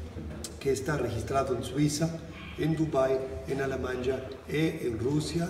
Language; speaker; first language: Spanish; non-native, fluent; German